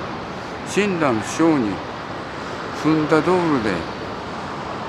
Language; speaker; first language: Spanish; non-native, learner; Japanese